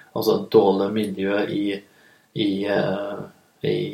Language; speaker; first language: Norwegian; native; Norwegian